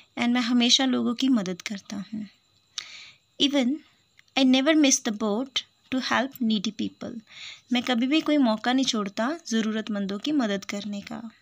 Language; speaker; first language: Hindi; native; Hindi